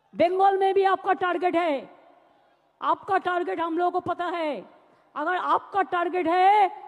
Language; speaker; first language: Hindi; non-native, local second language; Bangla